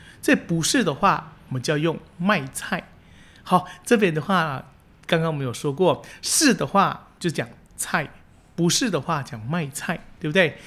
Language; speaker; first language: Chinese; early bilingual, heritage; Chinese